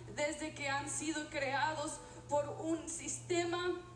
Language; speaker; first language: Spanish; native; Spanish